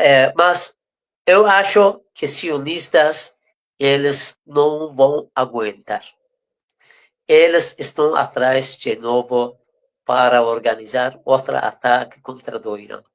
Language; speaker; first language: Portuguese; non-native, fluent; Persian